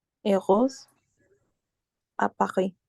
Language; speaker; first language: French; non-native, learner; Spanish